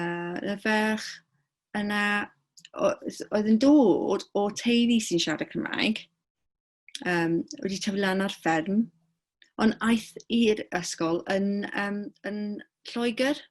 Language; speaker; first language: Welsh; non-native, fluent; English